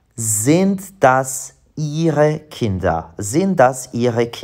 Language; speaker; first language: German; non-native, fluent; Serbian